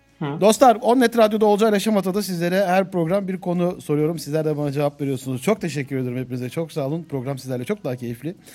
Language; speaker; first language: Turkish; native; Turkish